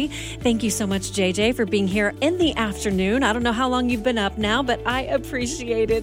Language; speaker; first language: English; native; English